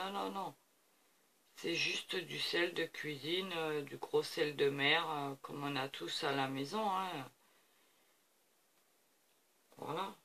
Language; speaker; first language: French; native; French